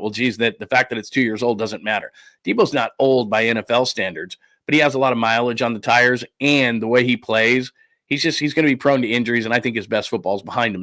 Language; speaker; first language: English; native; English